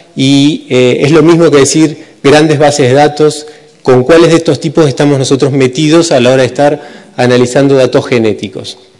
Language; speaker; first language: Spanish; native; Spanish